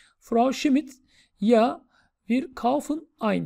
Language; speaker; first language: German; non-native, fluent; Turkish